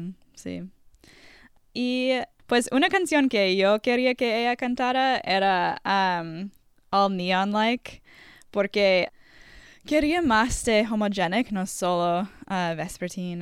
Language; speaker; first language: Spanish; non-native, learner; English